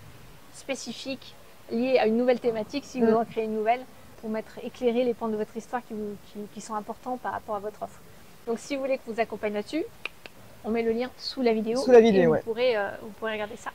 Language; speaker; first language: French; native; French